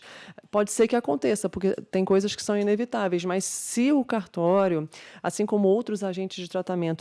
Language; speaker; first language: Portuguese; native; Portuguese